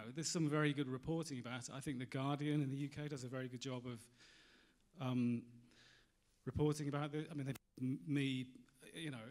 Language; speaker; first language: English; native; English